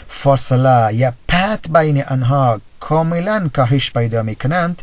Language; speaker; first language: Persian; native; Persian